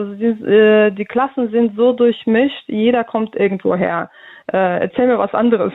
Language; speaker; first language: German; early bilingual, other home language; Russian